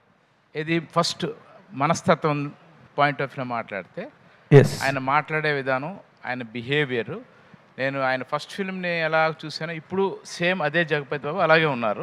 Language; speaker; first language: Telugu; native; Telugu